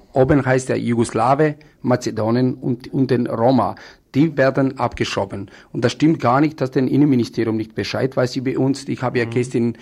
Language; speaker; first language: German; non-native, fluent; Romany